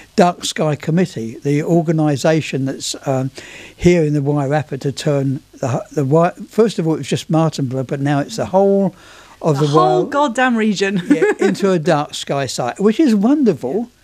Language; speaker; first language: English; native; English